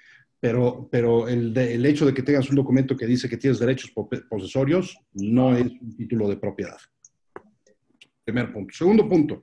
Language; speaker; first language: Spanish; native; Spanish